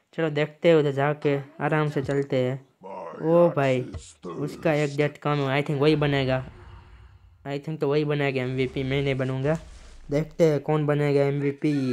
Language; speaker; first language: Hindi; non-native, local second language; Gujarati